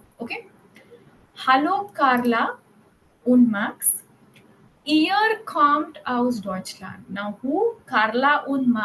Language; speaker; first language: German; non-native, fluent; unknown